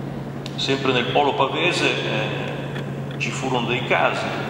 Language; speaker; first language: Italian; native; Italian